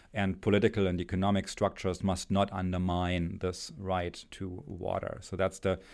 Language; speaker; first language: English; non-native, fluent; German